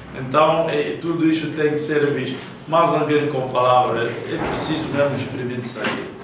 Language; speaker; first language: Portuguese; native; Portuguese